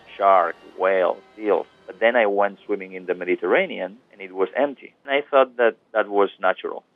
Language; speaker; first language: English; non-native, fluent; Spanish